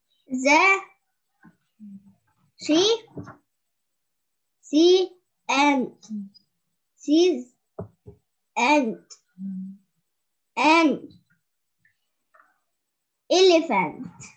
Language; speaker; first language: English; non-native, learner; Arabic